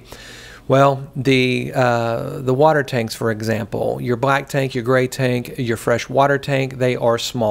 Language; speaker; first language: English; native; English